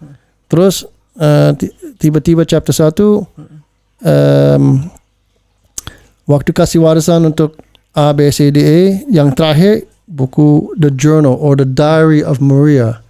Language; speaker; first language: Indonesian; early bilingual, heritage; English